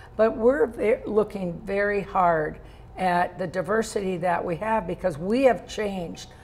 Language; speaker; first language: English; native; English